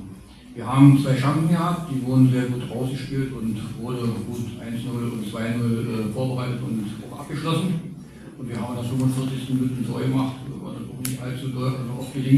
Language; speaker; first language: German; native; German